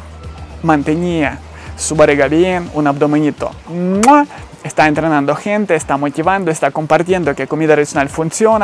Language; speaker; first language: Spanish; non-native, fluent; Ukrainian